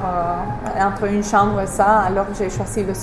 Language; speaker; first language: French; non-native, fluent; English